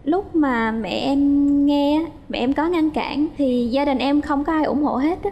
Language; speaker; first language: Vietnamese; native; Vietnamese